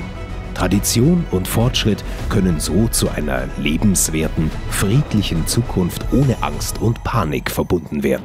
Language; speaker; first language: German; native; German